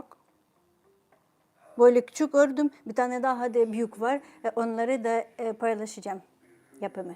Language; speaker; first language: Turkish; non-native, fluent; Ukrainian